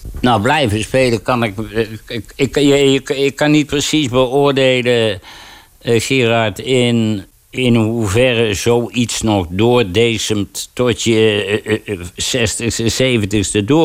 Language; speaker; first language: Dutch; native; Dutch